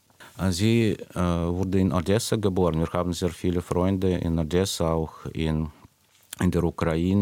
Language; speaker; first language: German; non-native, fluent; Russian